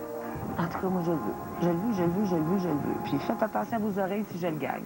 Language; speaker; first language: French; native; French